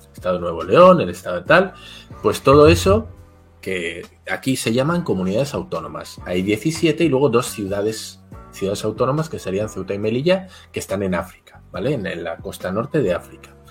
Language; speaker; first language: Spanish; native; Spanish